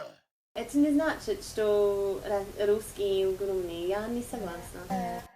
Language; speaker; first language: Russian; non-native, fluent; English